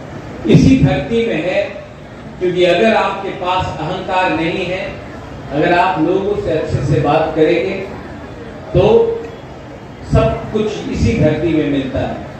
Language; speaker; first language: Hindi; non-native, local second language; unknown